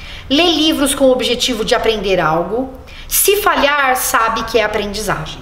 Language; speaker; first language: Portuguese; native; Portuguese